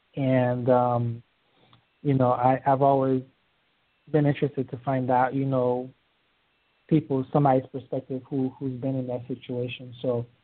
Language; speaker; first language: English; early bilingual, other home language; Haitian Creole